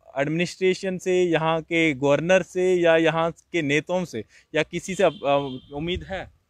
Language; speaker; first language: Hindi; native; Hindi